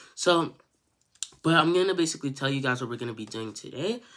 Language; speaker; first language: English; native; English